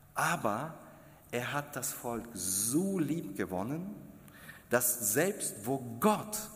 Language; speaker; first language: German; non-native, fluent; Russian